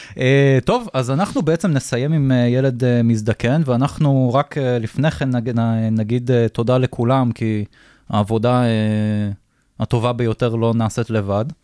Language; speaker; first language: Hebrew; native; Hebrew